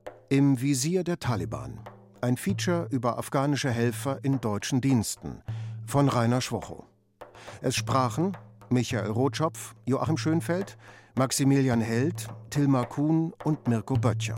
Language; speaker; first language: German; native; German